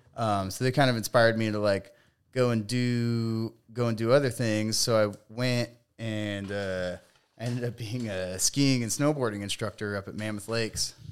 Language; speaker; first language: English; native; English